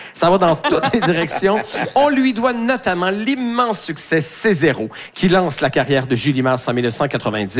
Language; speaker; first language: French; native; French